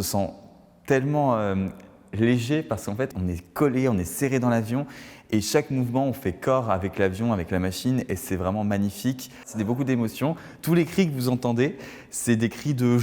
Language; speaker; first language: French; native; French